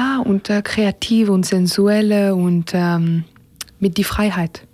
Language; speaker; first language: German; non-native, learner; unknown